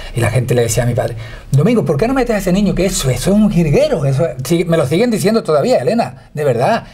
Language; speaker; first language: Spanish; native; Spanish